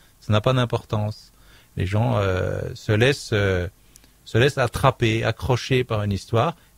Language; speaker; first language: French; native; French